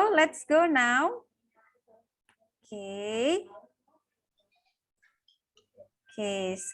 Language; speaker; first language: English; non-native, local second language; Indonesian